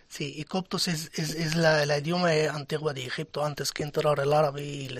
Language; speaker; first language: Spanish; non-native, fluent; Arabic